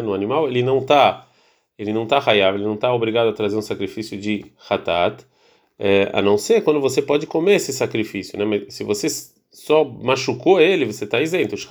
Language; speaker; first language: Portuguese; early bilingual, heritage; Portuguese